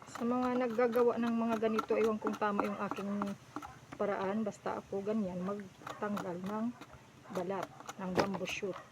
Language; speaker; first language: Filipino; non-native, local second language; Waray